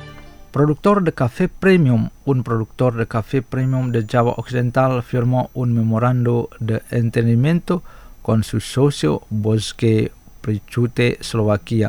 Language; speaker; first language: Spanish; non-native, fluent; Indonesian